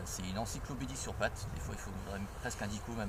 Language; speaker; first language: French; native; French